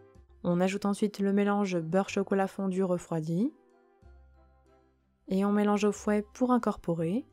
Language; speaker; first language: French; native; French